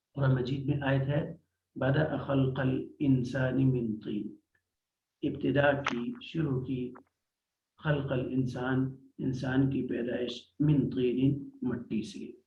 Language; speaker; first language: Urdu; native; Urdu